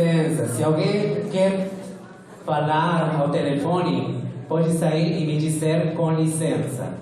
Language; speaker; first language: Portuguese; non-native, fluent; Spanish